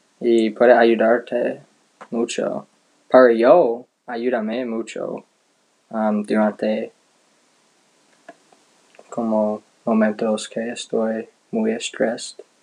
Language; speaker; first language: Spanish; non-native, learner; English